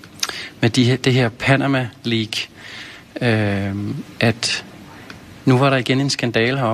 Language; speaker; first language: Danish; native; Danish